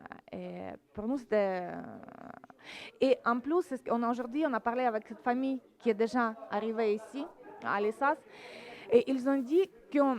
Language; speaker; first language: French; non-native, fluent; Ukrainian